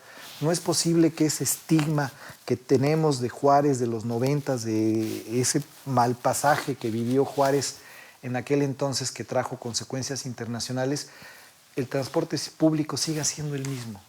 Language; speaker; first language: Spanish; native; Spanish